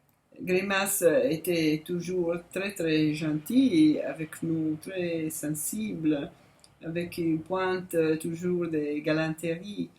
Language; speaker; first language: French; non-native, fluent; Italian